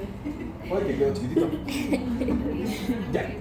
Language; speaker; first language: Spanish; native; Spanish